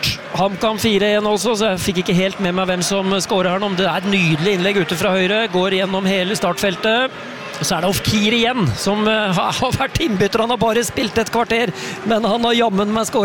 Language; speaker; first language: Norwegian; native; Norwegian